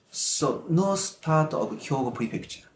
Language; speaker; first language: English; non-native, learner; Japanese